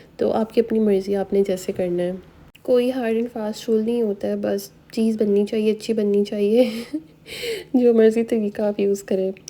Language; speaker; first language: Urdu; native; Urdu